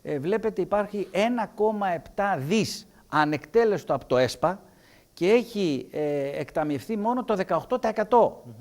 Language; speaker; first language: Greek; native; Greek